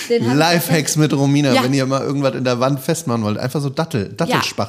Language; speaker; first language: German; native; German